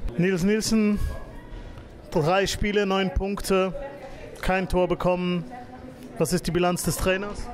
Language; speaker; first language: German; native; German